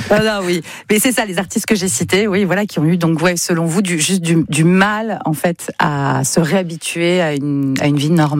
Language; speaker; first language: French; native; French